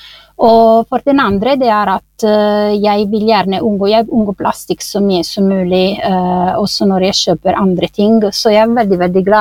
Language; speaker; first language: Norwegian; non-native, fluent; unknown